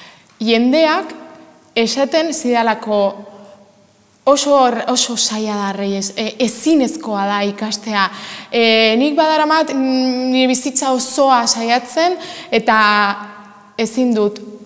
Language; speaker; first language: Basque; non-native, fluent; Spanish